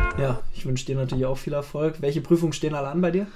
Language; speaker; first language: German; native; German